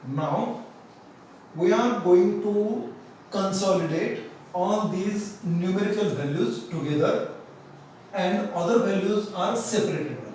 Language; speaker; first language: English; non-native, local second language; Marathi